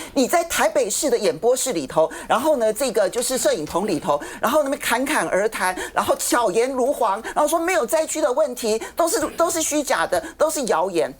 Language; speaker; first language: Chinese; native; Chinese